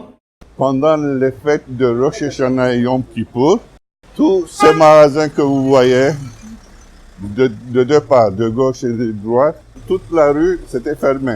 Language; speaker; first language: French; non-native, fluent; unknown